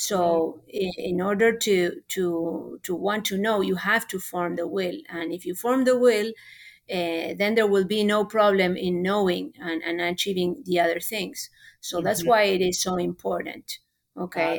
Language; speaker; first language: English; non-native, fluent; Spanish